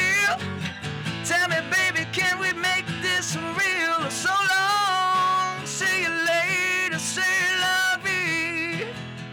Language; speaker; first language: English; native; English